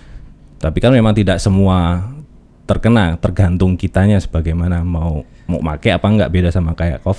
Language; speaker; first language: Indonesian; native; Indonesian